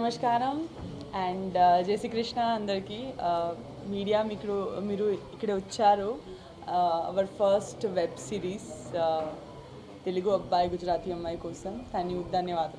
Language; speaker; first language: Telugu; non-native, learner; Gujarati